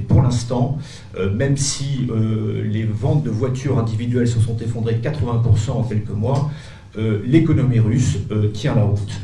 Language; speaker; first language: French; native; French